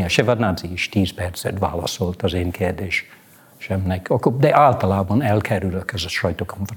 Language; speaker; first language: Hungarian; non-native, fluent; English